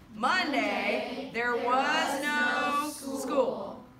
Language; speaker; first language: English; native; English